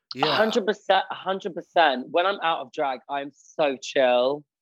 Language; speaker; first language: English; native; English